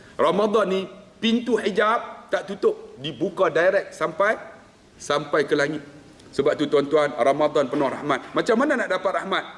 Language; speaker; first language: Malay; native; Malay